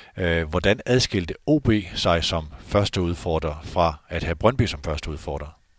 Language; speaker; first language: Danish; native; Danish